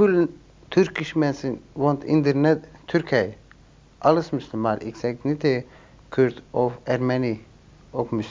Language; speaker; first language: Dutch; non-native, learner; Turkish